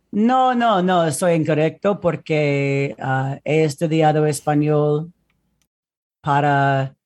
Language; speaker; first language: Spanish; non-native, learner; English